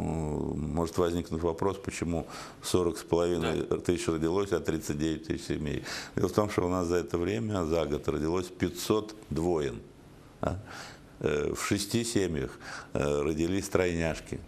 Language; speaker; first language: Russian; native; Russian